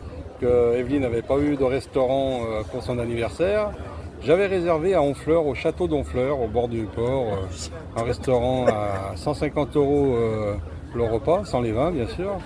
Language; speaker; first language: French; native; French